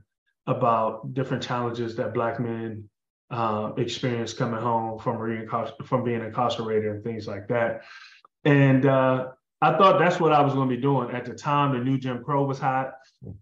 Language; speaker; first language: English; native; English